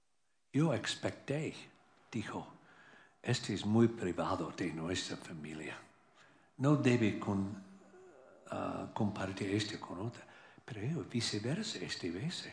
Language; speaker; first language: Spanish; non-native, learner; English